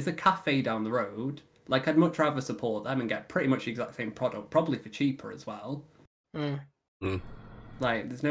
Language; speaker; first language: English; native; English